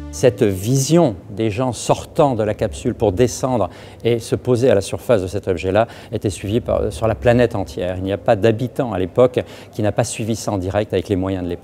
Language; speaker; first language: French; native; French